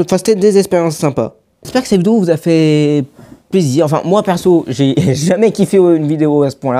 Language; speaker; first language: French; native; French